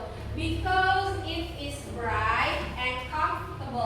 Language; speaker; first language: English; non-native, fluent; Indonesian